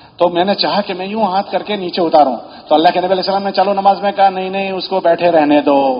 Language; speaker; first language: Urdu; native; Urdu